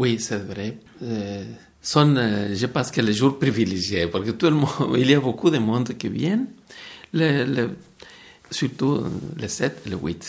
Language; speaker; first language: French; non-native, fluent; Spanish